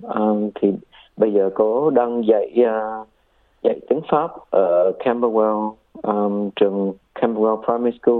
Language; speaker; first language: Vietnamese; early bilingual, heritage; Vietnamese